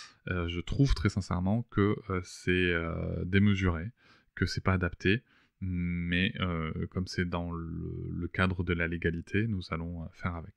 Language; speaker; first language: French; native; French